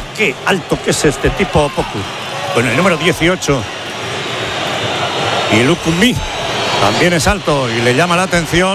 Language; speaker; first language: Spanish; native; Spanish